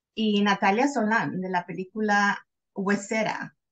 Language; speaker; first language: Spanish; native; Spanish